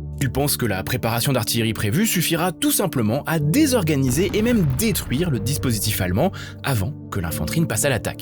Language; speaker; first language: French; native; French